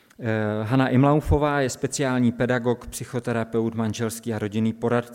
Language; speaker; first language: Czech; native; Czech